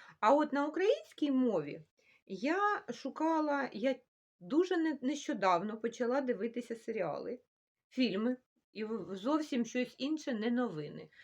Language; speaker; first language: Ukrainian; non-native, local second language; Russian